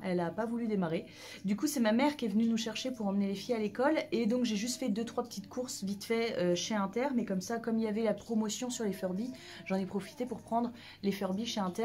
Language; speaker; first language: French; native; French